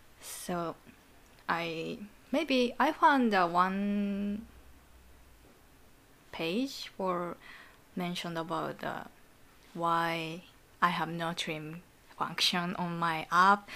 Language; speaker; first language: English; non-native, learner; Japanese